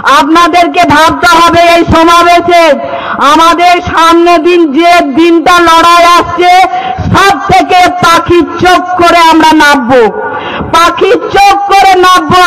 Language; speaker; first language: Bangla; non-native, local second language; Santali